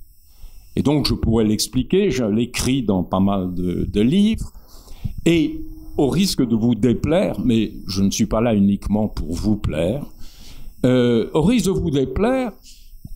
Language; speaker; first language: French; native; French